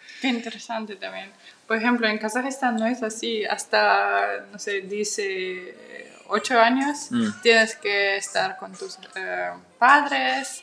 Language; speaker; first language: Spanish; non-native, fluent; Russian